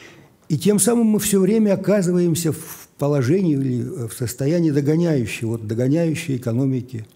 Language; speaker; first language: Russian; native; Russian